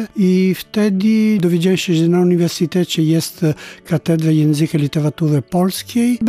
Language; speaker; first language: Polish; non-native, fluent; Italian